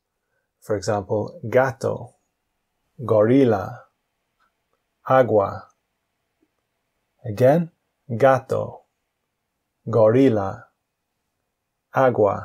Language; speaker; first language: Spanish; non-native, fluent; English